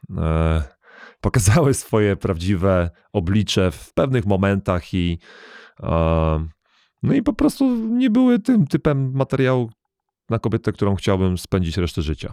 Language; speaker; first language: Polish; native; Polish